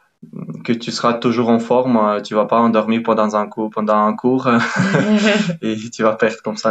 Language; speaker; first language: French; non-native, fluent; Ukrainian